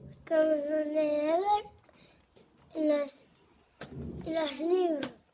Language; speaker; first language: Spanish; non-native, local second language; Galician